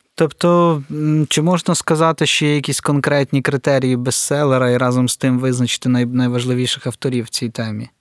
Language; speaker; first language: Ukrainian; native; Ukrainian